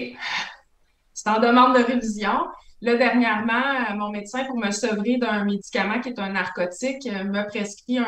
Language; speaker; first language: French; native; French